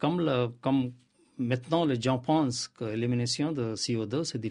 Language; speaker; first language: French; non-native, learner; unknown